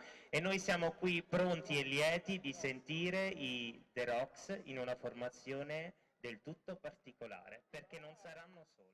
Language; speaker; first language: Italian; native; Italian